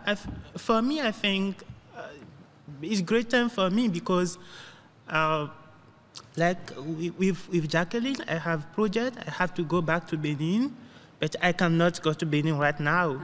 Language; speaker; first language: English; non-native, learner; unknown